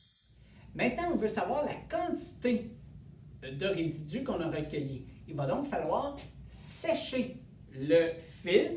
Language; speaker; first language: French; native; French